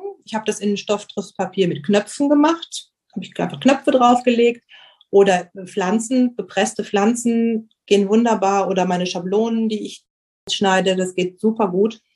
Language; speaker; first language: German; native; German